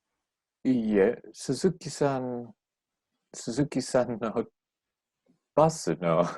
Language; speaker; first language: Japanese; non-native, learner; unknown